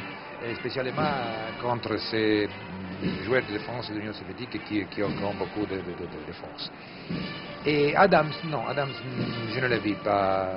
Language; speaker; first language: French; non-native, fluent; Italian